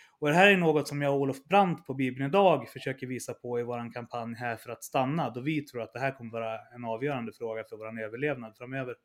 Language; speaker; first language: Swedish; native; Swedish